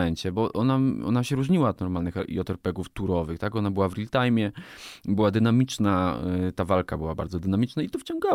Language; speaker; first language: Polish; native; Polish